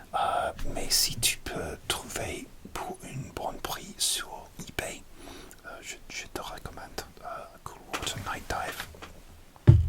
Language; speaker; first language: French; non-native, learner; English